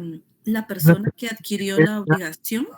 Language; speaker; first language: Spanish; native; Spanish